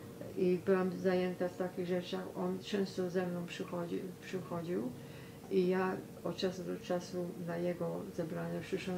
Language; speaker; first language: Polish; early bilingual, heritage; Polish